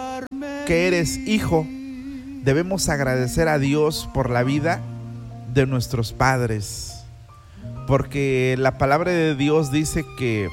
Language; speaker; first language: Spanish; native; Spanish